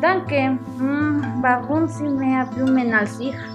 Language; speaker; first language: German; non-native, learner; Spanish